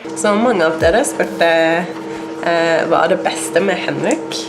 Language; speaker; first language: Norwegian; non-native, learner; English